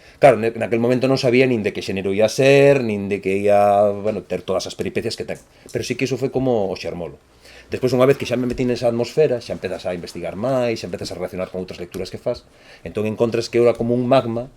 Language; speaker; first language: Galician; native; Galician